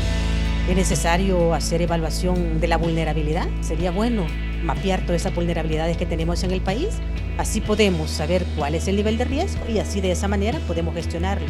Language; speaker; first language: Spanish; native; Spanish